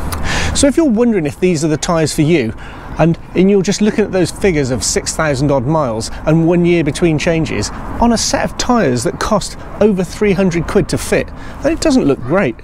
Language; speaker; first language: English; native; English